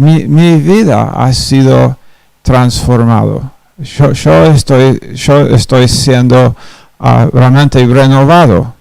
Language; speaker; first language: Spanish; non-native, fluent; English